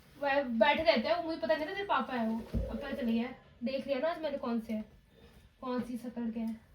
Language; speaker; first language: Hindi; native; Hindi